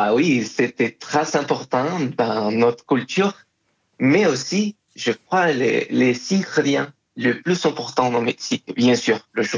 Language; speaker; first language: French; non-native, fluent; Spanish